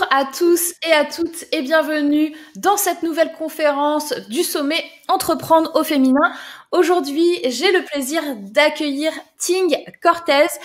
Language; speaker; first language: French; native; French